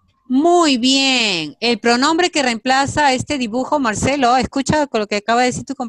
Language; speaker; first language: Spanish; native; Spanish